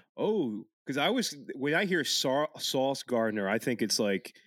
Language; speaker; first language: English; early bilingual, other home language; Italian